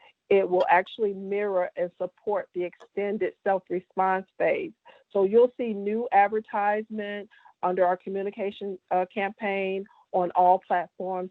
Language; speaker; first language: English; native; English